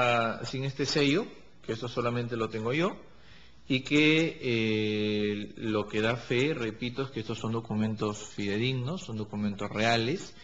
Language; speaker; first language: Spanish; native; Spanish